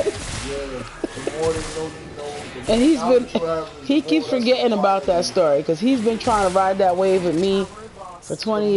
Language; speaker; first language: English; native; English